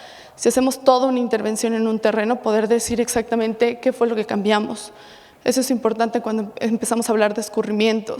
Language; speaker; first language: Spanish; native; Spanish